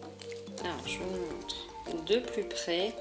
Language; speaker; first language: French; native; French